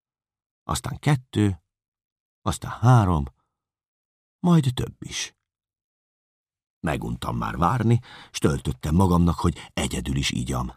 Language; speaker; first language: Hungarian; native; Hungarian